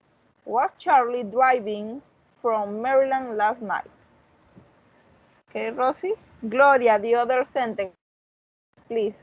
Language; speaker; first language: English; non-native, learner; Spanish